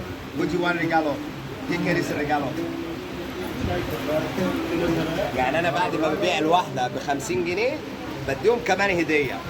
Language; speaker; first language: Arabic; native; Arabic